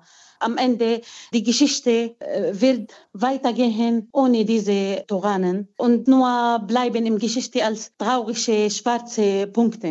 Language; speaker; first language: German; non-native, fluent; Arabic